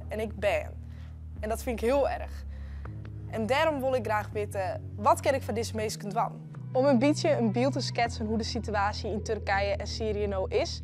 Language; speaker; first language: Dutch; non-native, local second language; Western Frisian